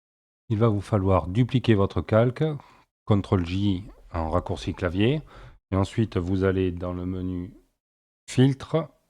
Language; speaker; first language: French; native; French